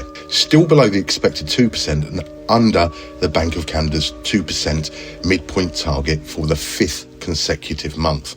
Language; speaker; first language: English; native; English